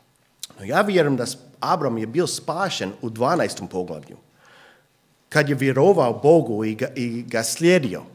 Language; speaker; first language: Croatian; non-native, fluent; English